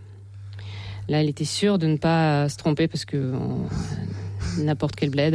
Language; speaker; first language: French; non-native, fluent; Russian